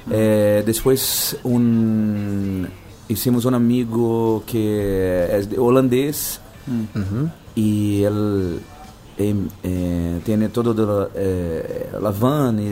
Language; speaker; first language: Spanish; non-native, fluent; Portuguese